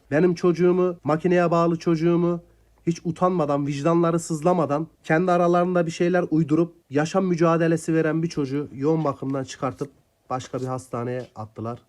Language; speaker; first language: Turkish; non-native, local second language; Kurdish